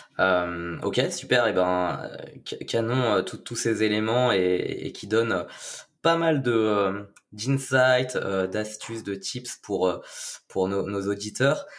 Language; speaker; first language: French; native; French